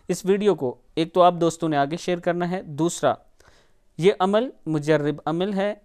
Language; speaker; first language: Urdu; non-native, local second language; Punjabi